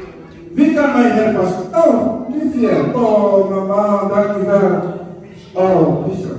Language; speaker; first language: Dutch; non-native, learner; Lingala